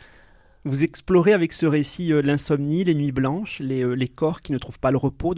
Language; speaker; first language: French; native; French